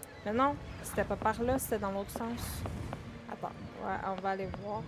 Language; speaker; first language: French; native; French